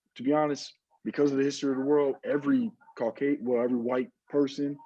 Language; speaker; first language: English; native; English